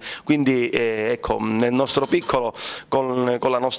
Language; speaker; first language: Italian; native; Italian